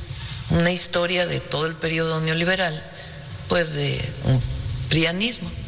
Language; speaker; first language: Spanish; native; Spanish